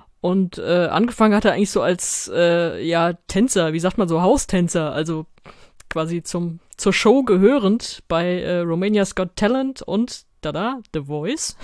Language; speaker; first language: German; native; German